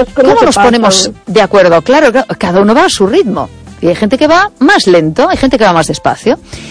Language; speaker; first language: Spanish; native; Spanish